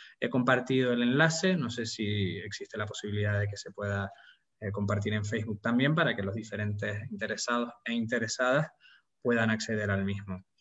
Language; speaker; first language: Spanish; native; Spanish